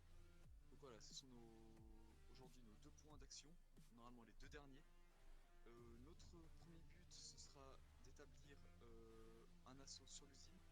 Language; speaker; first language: French; native; French